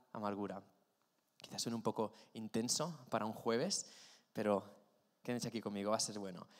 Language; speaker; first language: Spanish; native; Spanish